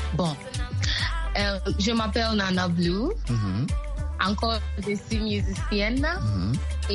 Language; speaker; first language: French; non-native, learner; Akan